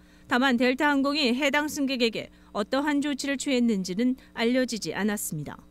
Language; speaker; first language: Korean; native; Korean